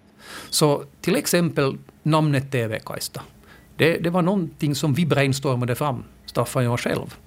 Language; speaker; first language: Swedish; native; Swedish